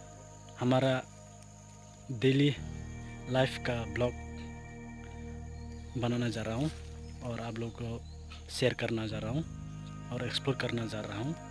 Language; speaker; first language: Hindi; non-native, learner; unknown